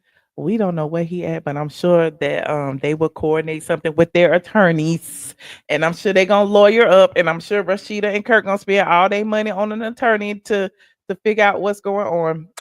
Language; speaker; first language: English; native; English